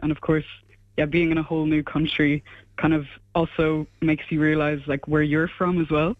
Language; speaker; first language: English; native; English